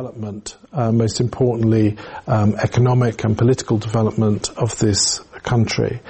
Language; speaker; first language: English; native; English